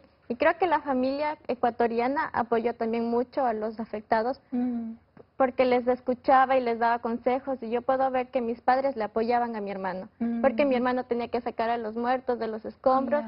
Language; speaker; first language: Spanish; native; Spanish